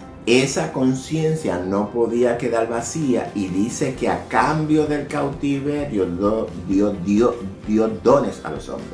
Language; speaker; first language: Spanish; native; Spanish